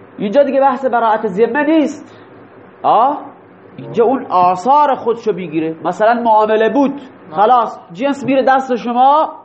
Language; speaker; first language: Persian; non-native, local second language; Baluchi